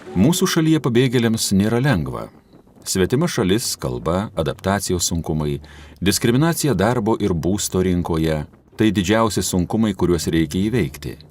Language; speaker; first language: Lithuanian; native; Lithuanian